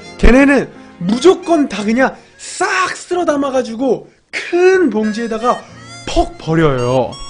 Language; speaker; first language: Korean; early bilingual, heritage; Korean